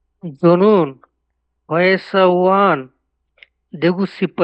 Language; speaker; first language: Korean; non-native, learner; Bangla